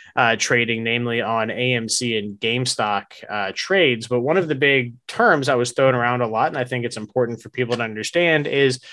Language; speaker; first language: English; native; English